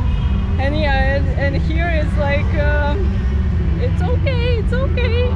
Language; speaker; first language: English; non-native, fluent; Ukrainian